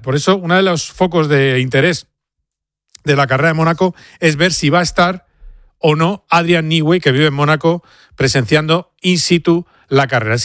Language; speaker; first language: Spanish; native; Spanish